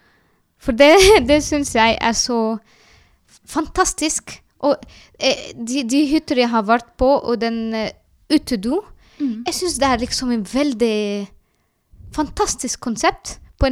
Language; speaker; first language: Norwegian; non-native, learner; Arabic